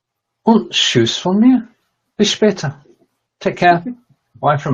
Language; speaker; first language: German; non-native, learner; English